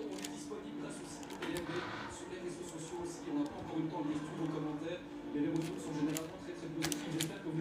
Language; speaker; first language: French; native; French